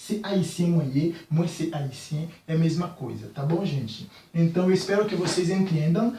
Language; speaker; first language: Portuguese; non-native, fluent; Haitian Creole